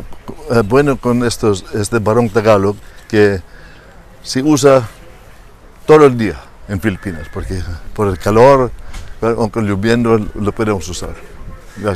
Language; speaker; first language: Spanish; non-native, fluent; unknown